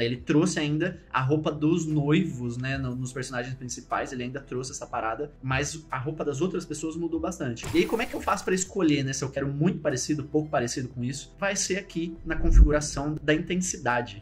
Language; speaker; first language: Portuguese; native; Portuguese